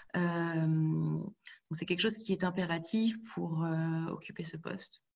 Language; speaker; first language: French; native; French